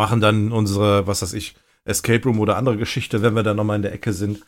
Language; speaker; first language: German; native; German